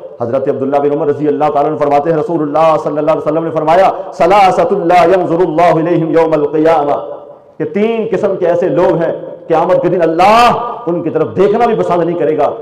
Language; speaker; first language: Urdu; non-native, local second language; Punjabi